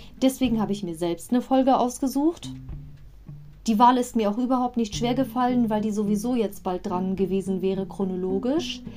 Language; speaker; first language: German; native; German